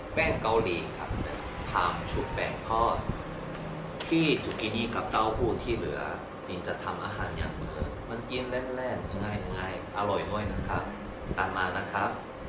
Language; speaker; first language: Thai; non-native, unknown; Korean